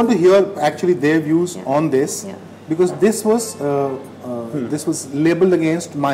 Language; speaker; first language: English; non-native, local second language; Hindi